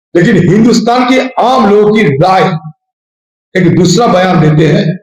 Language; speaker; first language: Hindi; non-native, local second language; Bangla